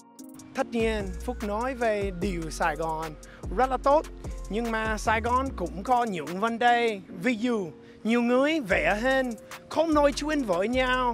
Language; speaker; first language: Vietnamese; non-native, fluent; English